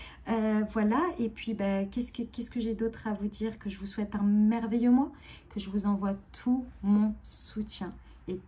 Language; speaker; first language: French; native; French